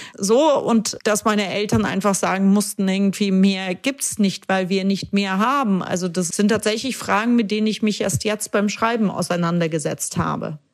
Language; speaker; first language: German; early bilingual, other home language; Russian